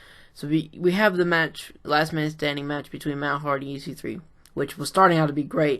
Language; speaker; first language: English; native; English